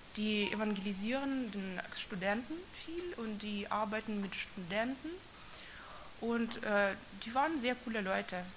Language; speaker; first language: German; non-native, fluent; Russian